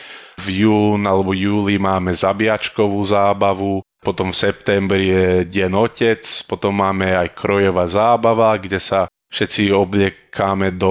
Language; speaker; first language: Slovak; early bilingual, heritage; Slovak